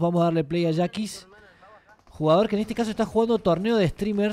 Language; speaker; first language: Spanish; native; Spanish